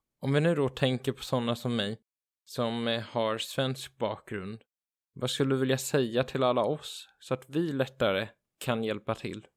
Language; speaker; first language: Swedish; native; Swedish